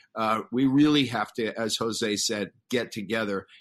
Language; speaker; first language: English; native; English